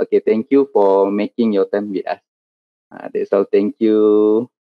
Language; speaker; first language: English; non-native, local second language; Malay